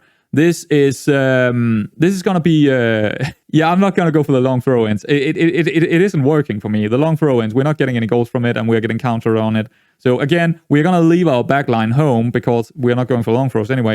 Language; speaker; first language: English; non-native, fluent; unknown